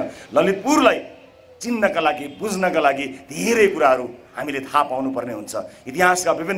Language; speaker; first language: Nepali; native; Nepali